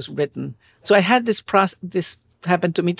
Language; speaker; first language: English; non-native, fluent; Spanish